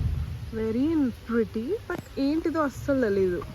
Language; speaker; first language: Telugu; early bilingual, heritage; Telugu